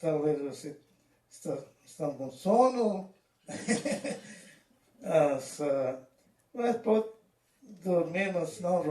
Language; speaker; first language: Portuguese; non-native, learner; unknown